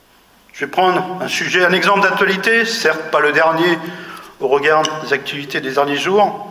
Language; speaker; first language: French; native; French